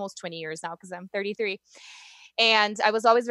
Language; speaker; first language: English; non-native, fluent; Portuguese